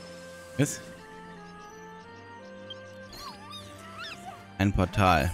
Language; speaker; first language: German; native; German